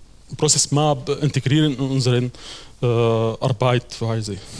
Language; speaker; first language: German; non-native, fluent; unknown